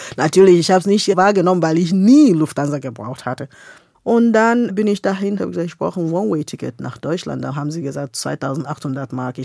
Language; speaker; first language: German; non-native, fluent; Igbo